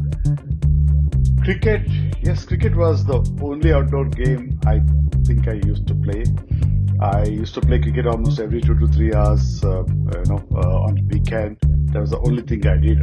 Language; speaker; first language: English; non-native, local second language; Kannada